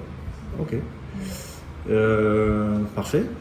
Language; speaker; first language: French; native; French